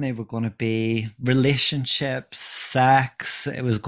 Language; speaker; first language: English; native; English